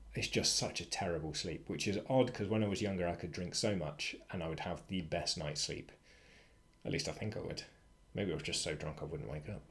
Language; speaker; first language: English; native; English